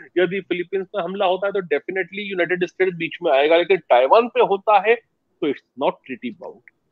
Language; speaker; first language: Hindi; native; Hindi